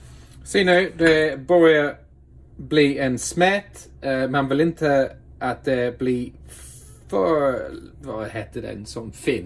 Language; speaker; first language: Swedish; non-native, fluent; English